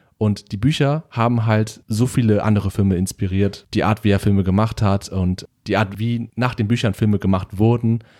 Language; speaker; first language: German; early bilingual, other home language; Vietnamese